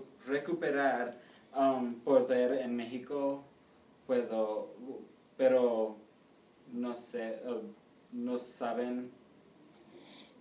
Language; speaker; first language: Spanish; non-native, learner; English